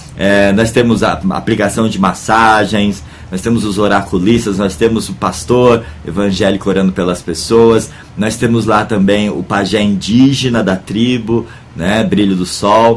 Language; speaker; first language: Portuguese; native; Portuguese